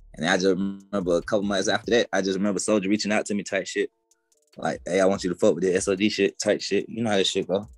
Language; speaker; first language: English; native; English